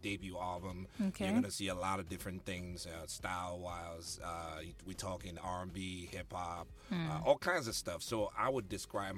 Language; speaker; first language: English; non-native, local second language; Igbo